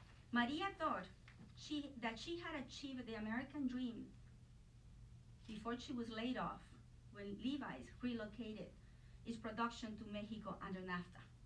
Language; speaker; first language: English; non-native, fluent; Spanish